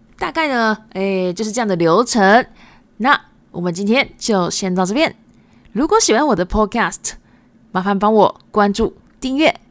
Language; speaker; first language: Chinese; early bilingual, other home language; Japanese